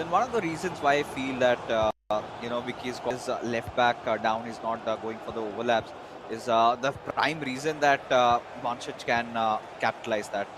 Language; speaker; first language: English; non-native, local second language; Hindi